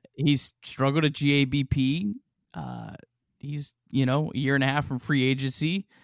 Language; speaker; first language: English; native; English